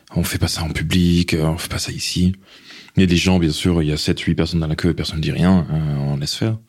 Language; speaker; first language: French; non-native, fluent; English